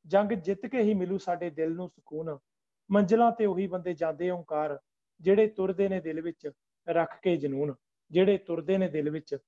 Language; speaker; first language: Hindi; native; Hindi